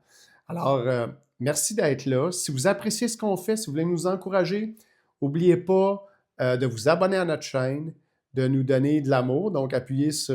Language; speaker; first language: French; native; French